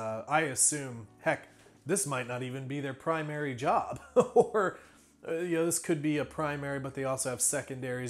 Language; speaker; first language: English; native; English